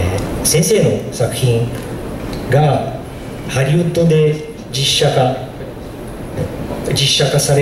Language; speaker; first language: Japanese; non-native, fluent; Portuguese